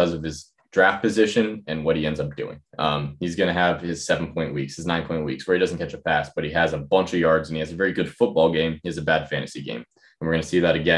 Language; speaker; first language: English; native; English